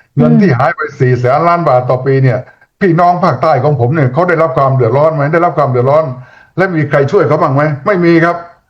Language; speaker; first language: Thai; native; Thai